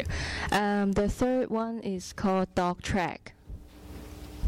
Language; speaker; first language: English; non-native, fluent; Cantonese